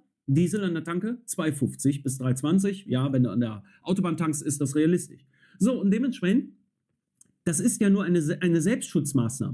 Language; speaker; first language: German; native; German